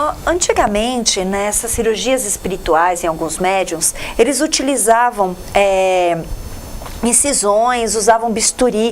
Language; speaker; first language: Portuguese; native; Portuguese